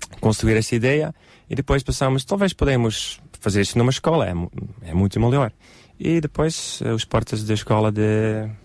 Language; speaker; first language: Portuguese; non-native, learner; Dutch